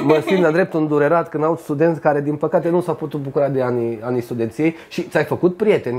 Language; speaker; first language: Romanian; native; Romanian